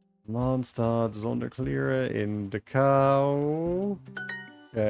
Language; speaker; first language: Dutch; non-native, learner; English